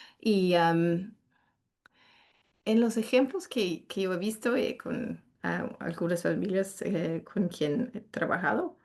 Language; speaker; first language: Spanish; non-native, fluent; English